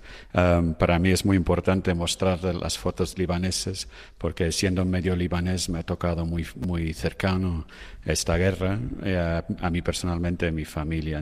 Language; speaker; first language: Spanish; non-native, fluent; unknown